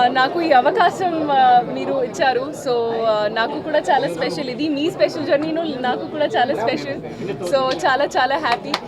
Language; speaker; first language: Telugu; non-native, fluent; Hindi